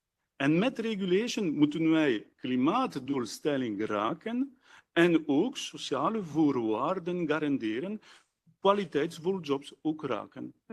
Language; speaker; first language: Dutch; non-native, local second language; French